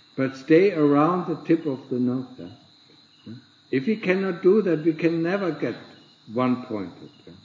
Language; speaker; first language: English; non-native, fluent; German